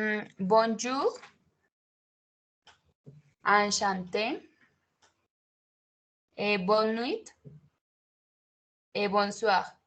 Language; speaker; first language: French; non-native, learner; Spanish